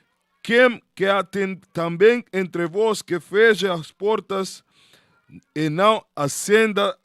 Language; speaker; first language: Portuguese; non-native, learner; Spanish